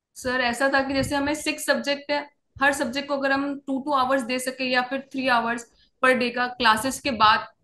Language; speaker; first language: Hindi; native; Hindi